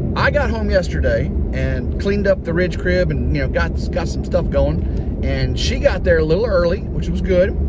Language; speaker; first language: English; native; English